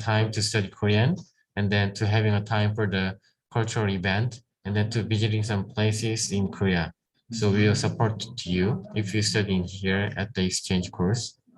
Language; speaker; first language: English; non-native, learner; Korean